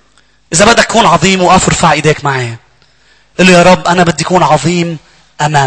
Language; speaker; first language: Arabic; native; Arabic